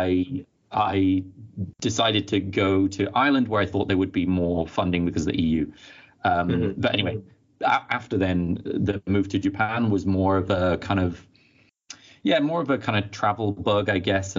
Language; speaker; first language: English; native; English